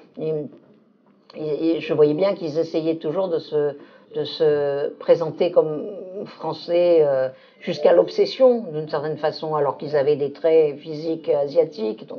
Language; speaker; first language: French; native; French